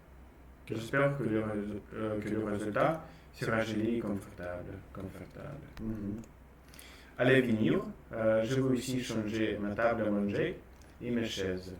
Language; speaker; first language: French; non-native, learner; Russian